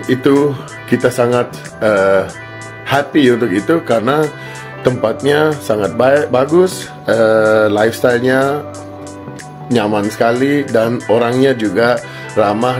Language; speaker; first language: Indonesian; non-native, fluent; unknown